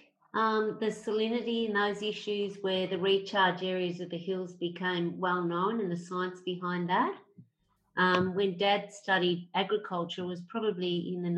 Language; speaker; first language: English; native; English